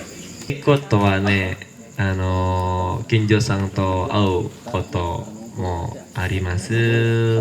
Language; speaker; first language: Japanese; non-native, learner; Indonesian